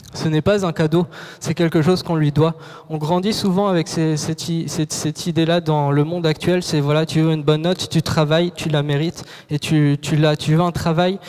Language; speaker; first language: French; native; French